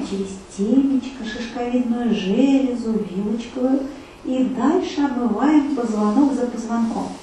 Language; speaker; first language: Russian; native; Russian